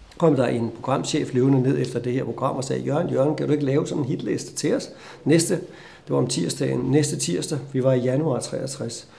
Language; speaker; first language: Danish; native; Danish